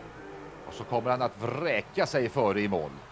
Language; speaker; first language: Swedish; native; Swedish